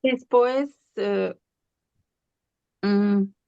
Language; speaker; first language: Spanish; non-native, learner; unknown